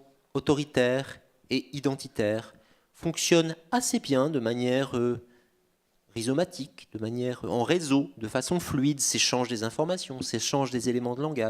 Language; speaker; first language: French; native; French